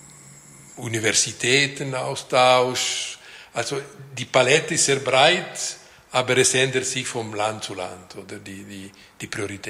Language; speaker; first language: German; non-native, local second language; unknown